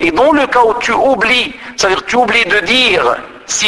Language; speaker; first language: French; non-native, local second language; Arabic